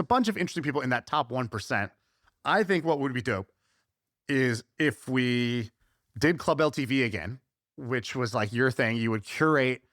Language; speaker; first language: English; native; English